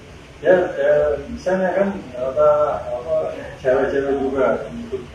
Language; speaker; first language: Indonesian; non-native, fluent; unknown